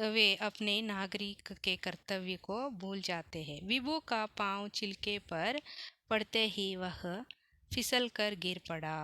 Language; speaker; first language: Hindi; non-native, local second language; Kannada